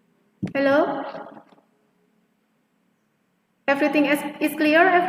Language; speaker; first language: English; non-native, fluent; Indonesian